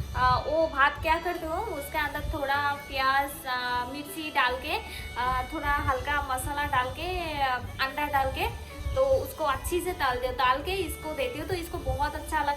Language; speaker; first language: Hindi; non-native, local second language; Bangla